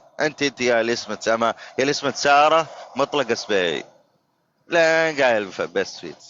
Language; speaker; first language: Arabic; native; Arabic